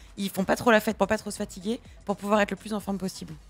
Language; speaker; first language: French; native; French